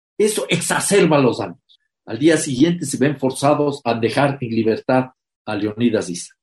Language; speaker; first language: Spanish; native; Spanish